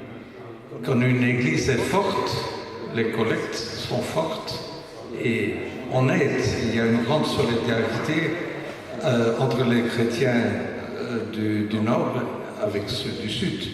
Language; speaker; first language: French; non-native, local second language; Dutch